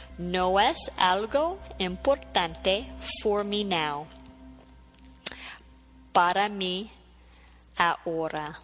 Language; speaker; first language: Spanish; non-native, fluent; English